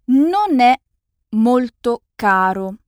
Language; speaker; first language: Italian; non-native, fluent; French